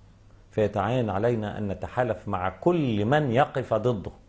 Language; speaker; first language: Arabic; native; Arabic